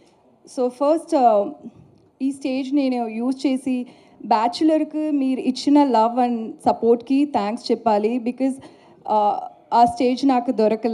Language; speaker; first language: Telugu; non-native, learner; Tamil